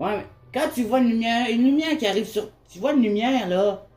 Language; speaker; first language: French; native; French